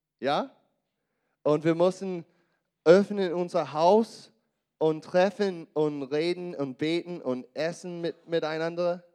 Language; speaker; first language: German; non-native, learner; English